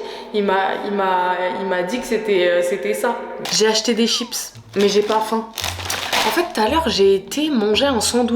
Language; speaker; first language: French; native; French